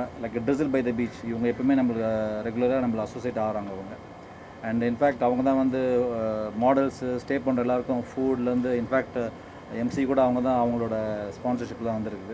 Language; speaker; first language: Tamil; native; Tamil